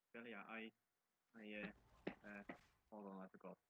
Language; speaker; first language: English; non-native, fluent; Dutch